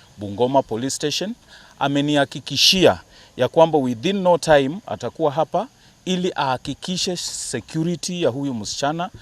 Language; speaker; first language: Swahili; non-native, local second language; Luyia